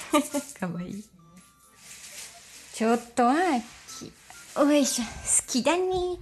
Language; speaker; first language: Japanese; non-native, fluent; Russian